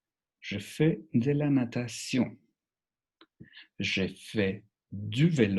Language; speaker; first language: French; non-native, fluent; Spanish